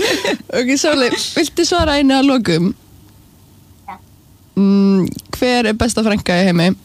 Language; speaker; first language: Icelandic; native; Icelandic